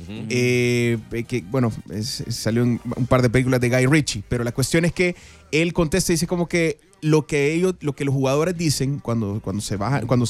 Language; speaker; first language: Spanish; native; Spanish